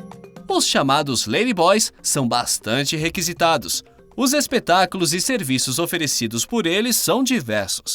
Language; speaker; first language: Portuguese; native; Portuguese